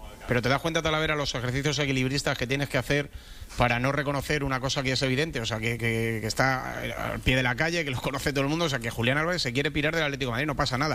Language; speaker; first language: Spanish; native; Spanish